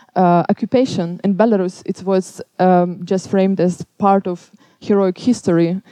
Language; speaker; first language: English; non-native, fluent; Belarusian